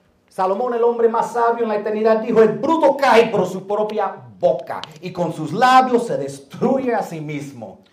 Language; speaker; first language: Spanish; native; Spanish